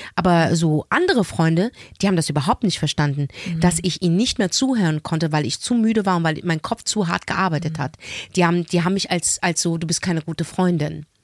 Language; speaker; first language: German; early bilingual, other home language; Arabic